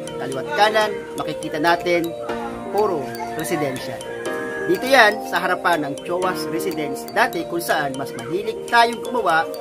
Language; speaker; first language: Filipino; native; Filipino